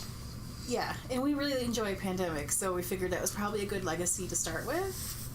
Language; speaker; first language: English; native; English